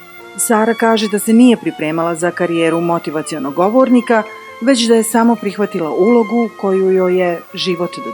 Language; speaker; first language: Bosnian; native; Bosnian